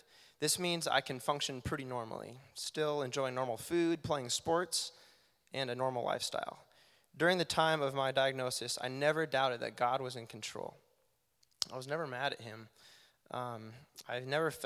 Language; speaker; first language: English; native; English